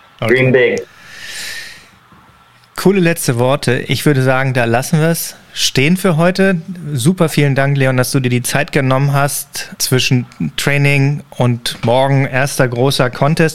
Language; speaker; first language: German; native; German